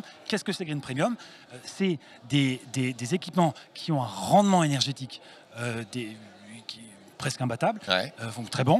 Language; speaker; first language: French; native; French